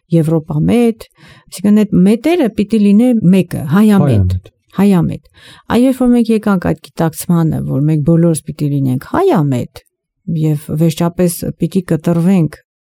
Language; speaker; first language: Armenian; native; Armenian